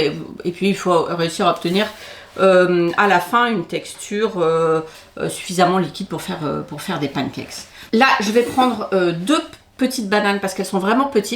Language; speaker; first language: French; native; French